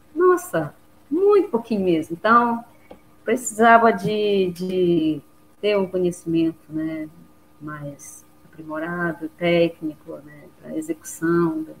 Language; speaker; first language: Portuguese; native; Portuguese